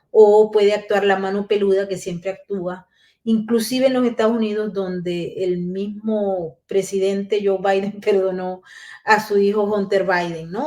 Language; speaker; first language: Spanish; native; Spanish